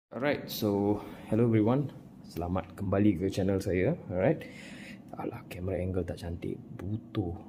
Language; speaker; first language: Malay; non-native, local second language; Tamil